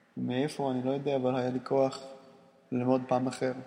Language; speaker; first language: Hebrew; non-native, learner; English